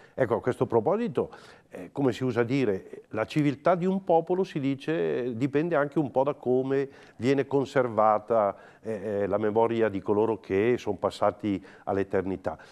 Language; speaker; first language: Italian; native; Italian